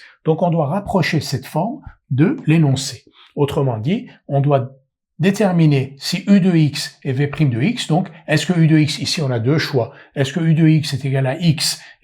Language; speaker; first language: French; native; French